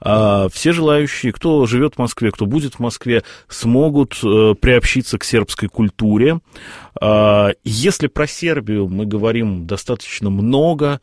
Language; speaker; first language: Russian; native; Russian